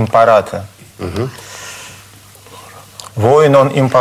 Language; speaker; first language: Italian; non-native, learner; Russian